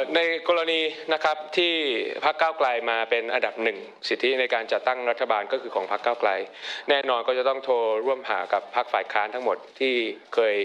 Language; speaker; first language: Thai; native; Thai